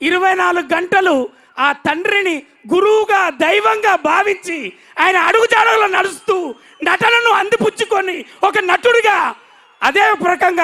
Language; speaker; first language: Telugu; native; Telugu